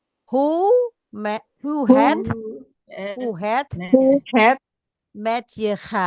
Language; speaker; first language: Dutch; non-native, fluent; Indonesian